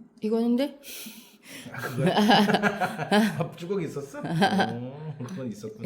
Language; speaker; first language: Korean; non-native, learner; Vietnamese